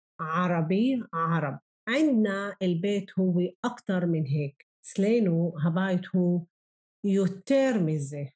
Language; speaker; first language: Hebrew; non-native, local second language; Arabic